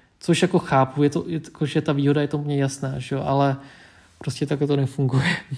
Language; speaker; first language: Czech; early bilingual, other home language; Vietnamese